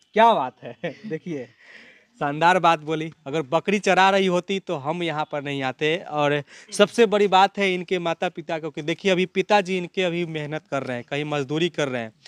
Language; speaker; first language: Hindi; native; Hindi